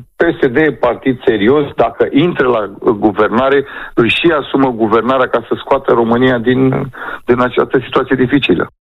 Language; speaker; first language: Romanian; native; Romanian